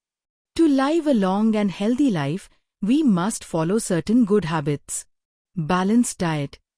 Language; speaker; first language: English; non-native, fluent; Hindi